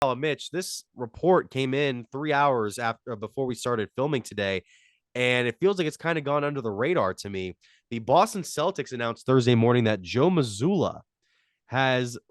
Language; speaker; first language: English; native; English